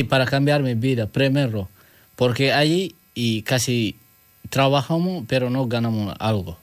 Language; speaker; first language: Spanish; non-native, learner; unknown